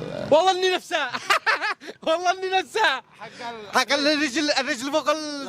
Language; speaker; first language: Arabic; native; Arabic